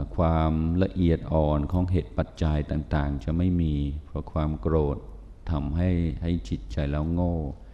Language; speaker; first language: Thai; non-native, fluent; English